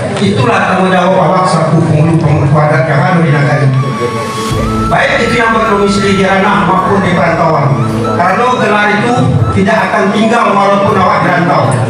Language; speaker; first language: Indonesian; non-native, local second language; Minangkabau